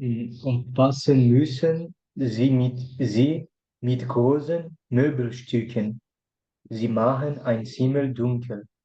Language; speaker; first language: German; non-native, learner; Portuguese